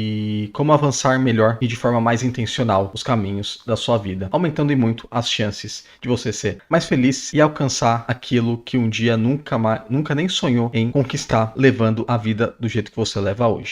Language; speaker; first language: Portuguese; native; Portuguese